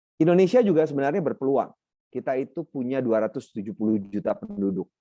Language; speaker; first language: Indonesian; non-native, local second language; Minangkabau